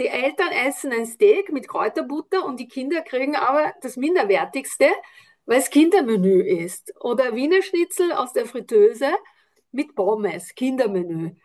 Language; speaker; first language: German; non-native, fluent; Italian